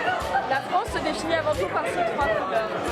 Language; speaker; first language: French; non-native, learner; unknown